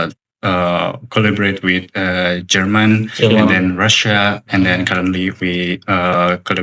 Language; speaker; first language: English; non-native, learner; Indonesian